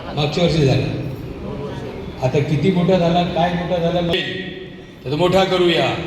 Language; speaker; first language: Marathi; native; Marathi